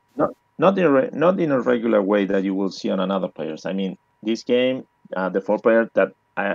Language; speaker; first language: English; non-native, learner; Spanish